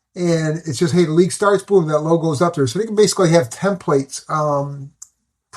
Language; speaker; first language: English; native; English